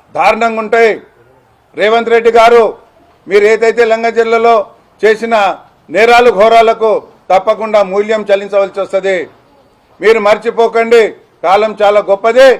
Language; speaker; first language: Telugu; non-native, local second language; Lambadi